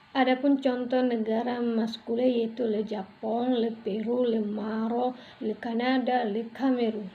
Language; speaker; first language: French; non-native, learner; Indonesian